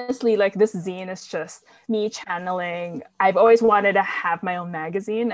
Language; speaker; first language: English; non-native, local second language; Filipino